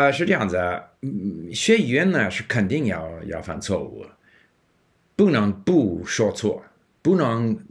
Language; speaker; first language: Chinese; non-native, fluent; English